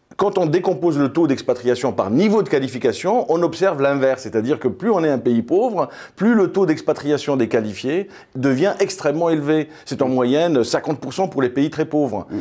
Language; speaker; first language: French; early bilingual, other home language; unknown